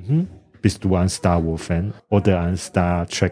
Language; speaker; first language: German; non-native, learner; Chinese